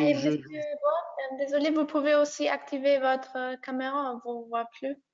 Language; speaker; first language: French; non-native, fluent; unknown